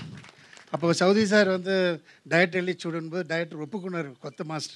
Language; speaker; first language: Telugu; non-native, learner; Tamil